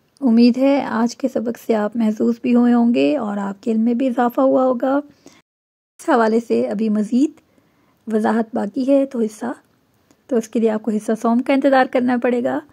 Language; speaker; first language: Urdu; native; Urdu